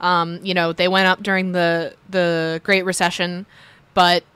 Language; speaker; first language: English; native; English